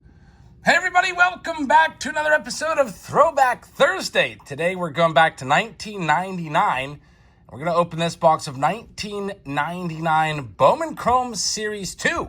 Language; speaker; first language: English; native; English